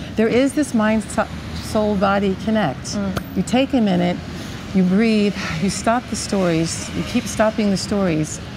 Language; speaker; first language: English; native; English